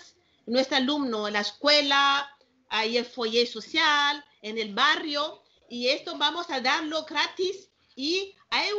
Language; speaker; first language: Spanish; non-native, learner; Malagasy